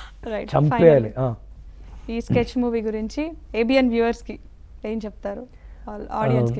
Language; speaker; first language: Telugu; native; Telugu